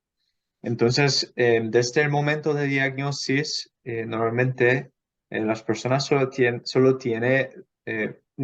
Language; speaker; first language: Spanish; non-native, fluent; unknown